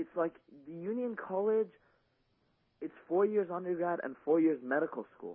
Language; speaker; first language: English; early bilingual, other home language; Persian